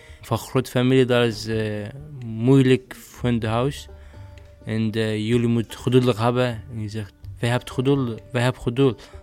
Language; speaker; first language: Dutch; non-native, learner; Arabic